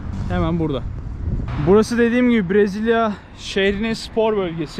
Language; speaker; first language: Turkish; native; Turkish